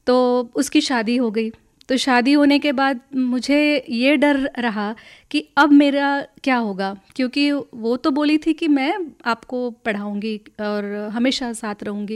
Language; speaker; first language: Hindi; non-native, local second language; Marathi